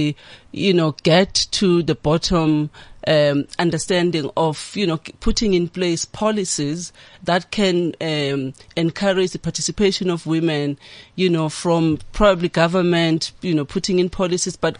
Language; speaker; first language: English; non-native, local second language; Zulu